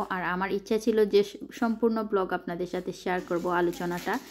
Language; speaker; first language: Bangla; non-native, local second language; Sylheti